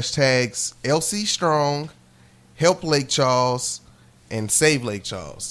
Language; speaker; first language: English; native; English